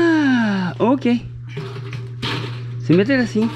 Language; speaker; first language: Spanish; non-native, learner; French